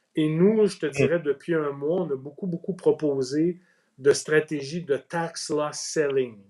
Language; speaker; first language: French; native; French